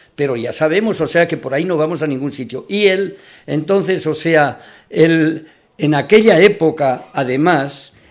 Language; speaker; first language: Spanish; native; Spanish